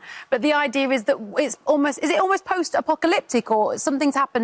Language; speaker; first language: English; native; English